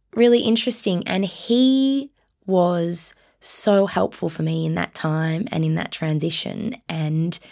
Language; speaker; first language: English; native; English